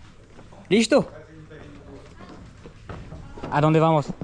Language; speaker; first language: Spanish; non-native, learner; French